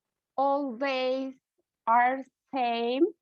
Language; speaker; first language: English; non-native, learner; Turkish